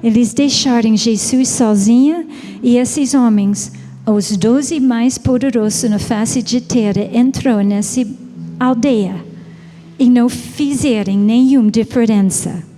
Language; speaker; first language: Portuguese; non-native, fluent; English